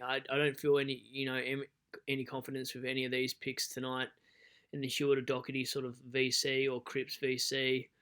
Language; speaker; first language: English; native; English